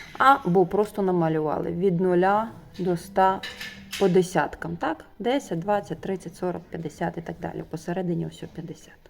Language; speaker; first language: Ukrainian; non-native, local second language; Russian